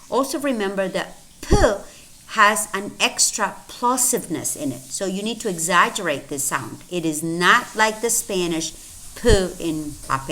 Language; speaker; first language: English; non-native, fluent; Spanish